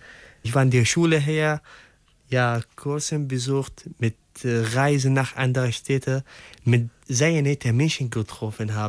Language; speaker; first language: German; non-native, local second language; Arabic